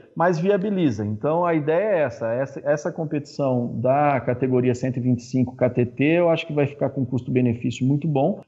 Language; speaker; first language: Portuguese; native; Portuguese